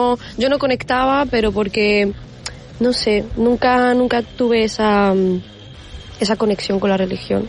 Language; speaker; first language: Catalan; non-native, local second language; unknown